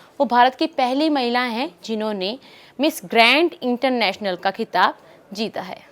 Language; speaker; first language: Hindi; native; Hindi